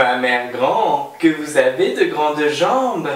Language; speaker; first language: French; native; French